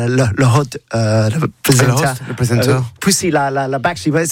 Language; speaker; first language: French; non-native, learner; English